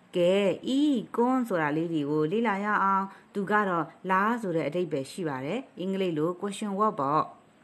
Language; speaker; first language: Burmese; non-native, local second language; Kachin